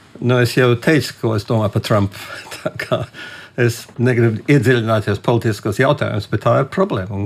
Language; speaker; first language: Latvian; early bilingual, heritage; Latvian